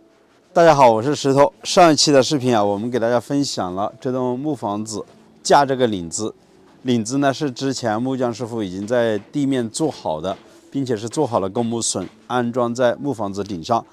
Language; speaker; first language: Chinese; native; Chinese